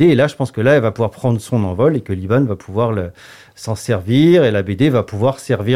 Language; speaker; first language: French; native; French